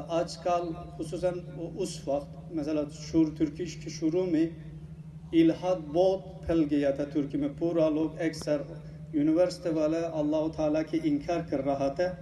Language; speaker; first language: Urdu; non-native, learner; Turkish